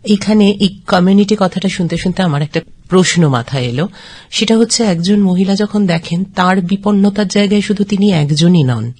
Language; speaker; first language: Bangla; native; Bangla